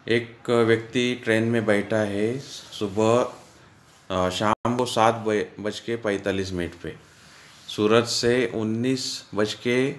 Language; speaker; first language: Hindi; non-native, local second language; Marathi